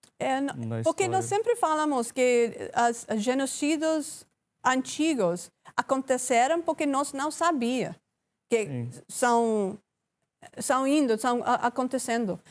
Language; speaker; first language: Portuguese; non-native, learner; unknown